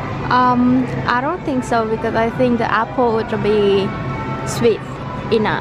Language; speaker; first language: English; non-native, learner; Vietnamese